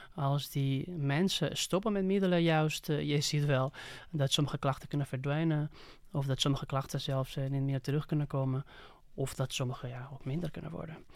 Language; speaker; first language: Dutch; non-native, fluent; Spanish